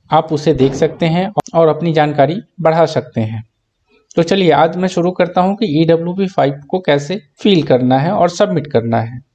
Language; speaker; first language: Hindi; native; Hindi